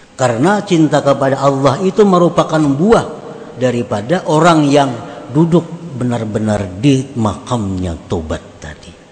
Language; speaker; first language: Indonesian; non-native, local second language; Banjar